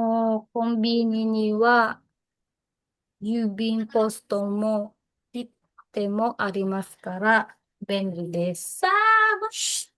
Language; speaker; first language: Japanese; non-native, learner; Filipino